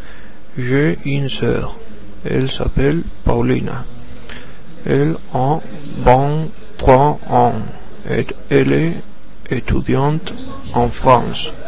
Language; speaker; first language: French; non-native, learner; Spanish